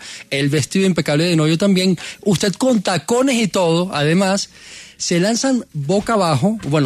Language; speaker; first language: Spanish; native; Spanish